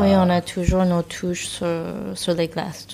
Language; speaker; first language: French; non-native, learner; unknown